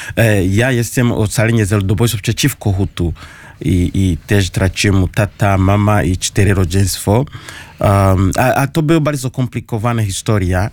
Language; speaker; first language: Polish; non-native, learner; Kinyarwanda